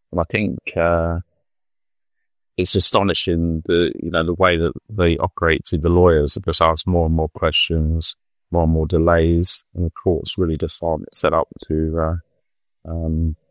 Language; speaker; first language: English; native; English